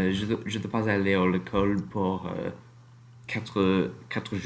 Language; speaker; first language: French; non-native, learner; English